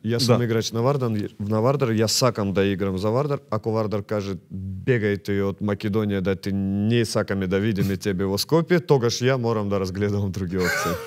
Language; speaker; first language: Macedonian; non-native, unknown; Russian